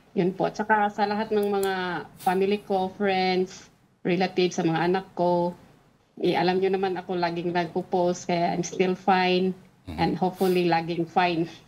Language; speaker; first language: Filipino; non-native, local second language; Cebuano